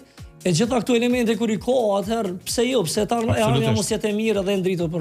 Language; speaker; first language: Albanian; native; Albanian